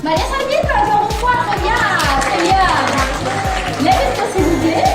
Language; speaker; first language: French; non-native, fluent; Spanish